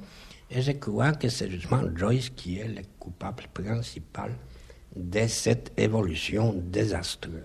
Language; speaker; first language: French; non-native, fluent; Polish